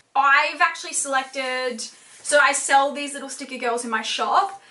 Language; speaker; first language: English; native; English